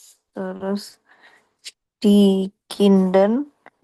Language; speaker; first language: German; non-native, learner; Indonesian